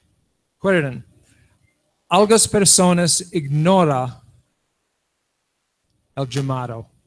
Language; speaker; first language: Spanish; non-native, learner; English